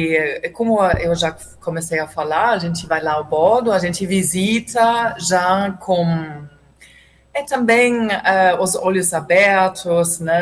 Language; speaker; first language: Portuguese; non-native, fluent; German